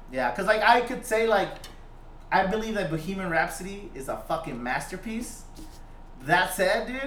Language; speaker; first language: English; early bilingual, other home language; Spanish